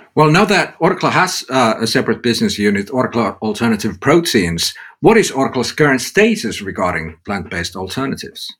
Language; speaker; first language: English; non-native, fluent; Finnish